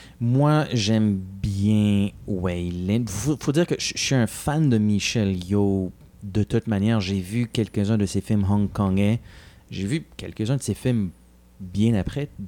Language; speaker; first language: French; native; French